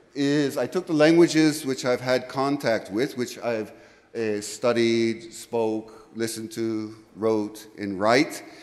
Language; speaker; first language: English; native; English